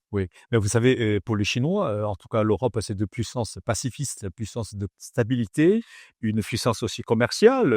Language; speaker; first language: French; non-native, fluent; Chinese